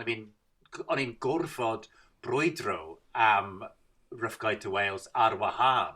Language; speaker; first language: Welsh; non-native, fluent; English